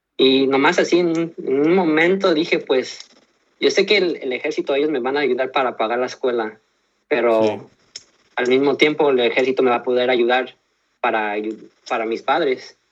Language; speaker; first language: Spanish; early bilingual, heritage; Spanish